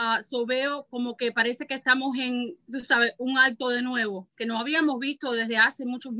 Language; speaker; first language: Spanish; early bilingual, heritage; Spanish